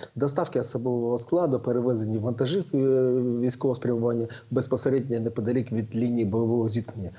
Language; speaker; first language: Ukrainian; native; Ukrainian